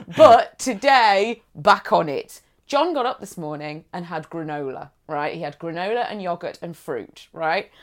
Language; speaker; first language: English; native; English